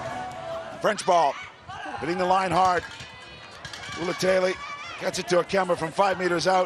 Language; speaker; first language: English; native; English